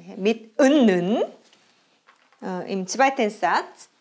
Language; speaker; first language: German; non-native, fluent; Korean